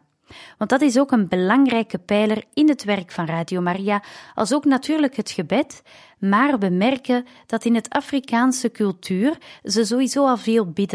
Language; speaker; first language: Dutch; native; Dutch